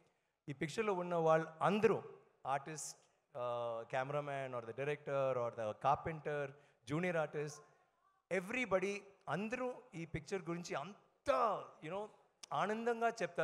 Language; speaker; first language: Telugu; non-native, learner; Tamil